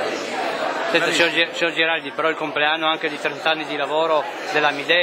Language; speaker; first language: Italian; native; Italian